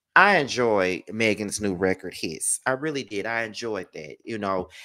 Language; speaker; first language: English; native; English